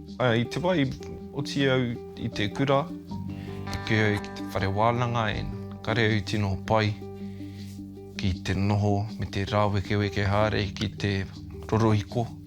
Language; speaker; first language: Māori; non-native, local second language; English